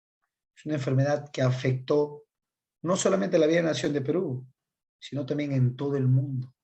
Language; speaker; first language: Spanish; native; Spanish